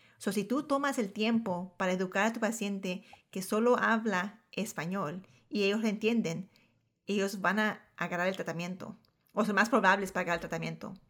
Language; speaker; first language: Spanish; early bilingual, heritage; Spanish